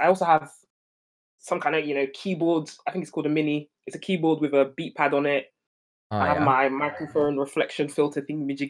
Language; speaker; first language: English; native; English